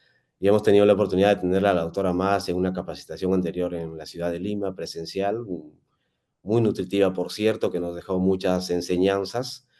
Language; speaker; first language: Spanish; native; Spanish